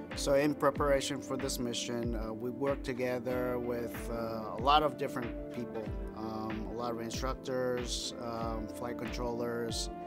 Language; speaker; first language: English; non-native, fluent; Japanese